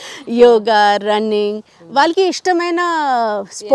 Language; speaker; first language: Telugu; non-native, fluent; Hindi